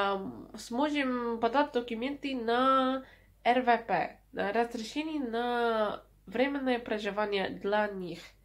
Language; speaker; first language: Russian; non-native, fluent; English